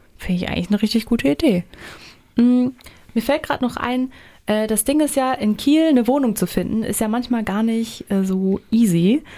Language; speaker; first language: German; native; German